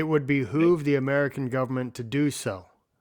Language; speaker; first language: English; native; English